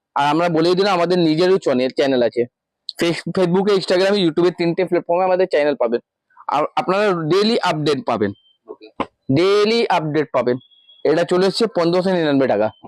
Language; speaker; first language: Bangla; non-native, local second language; Hindi